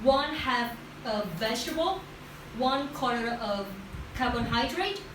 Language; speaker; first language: English; non-native, learner; Vietnamese